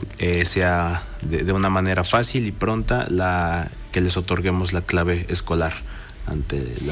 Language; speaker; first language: Spanish; native; Spanish